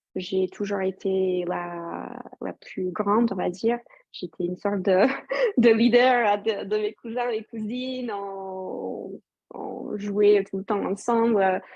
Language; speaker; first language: French; non-native, fluent; English